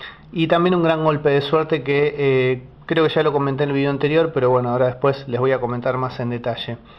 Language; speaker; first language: Spanish; native; Spanish